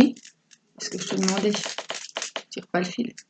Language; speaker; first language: French; native; French